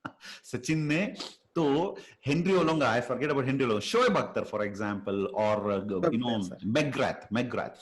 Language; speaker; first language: Hindi; native; Hindi